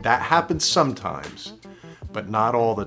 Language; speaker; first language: English; native; English